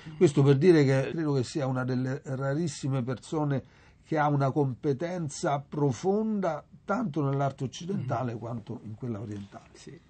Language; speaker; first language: Italian; native; Italian